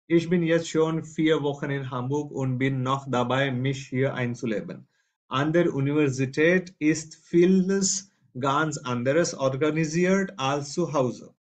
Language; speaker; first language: German; non-native, fluent; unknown